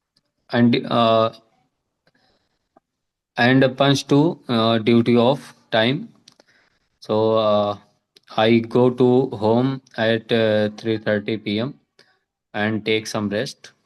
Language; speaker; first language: English; non-native, learner; Hindi